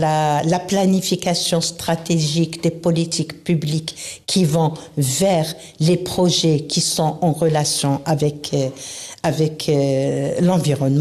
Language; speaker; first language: French; non-native, local second language; Arabic